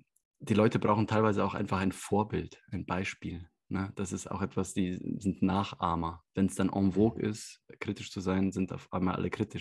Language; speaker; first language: German; native; German